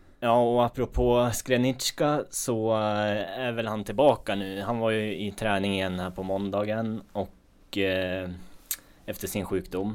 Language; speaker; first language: Swedish; native; Swedish